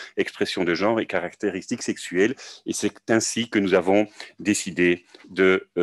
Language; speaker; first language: French; native; French